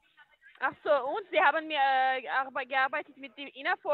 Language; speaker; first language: German; non-native, learner; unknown